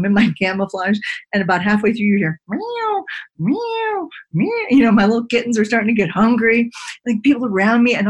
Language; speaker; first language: English; native; English